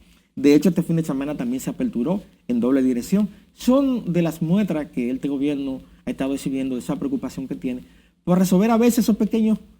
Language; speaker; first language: Spanish; native; Spanish